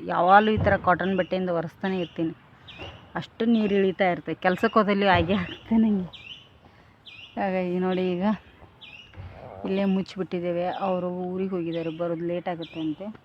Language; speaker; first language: Kannada; native; Kannada